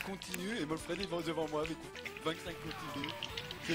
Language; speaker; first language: French; native; French